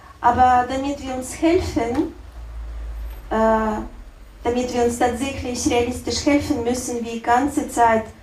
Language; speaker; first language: German; non-native, learner; Russian